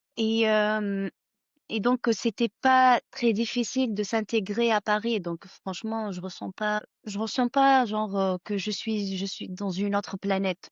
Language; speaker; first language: French; non-native, local second language; Arabic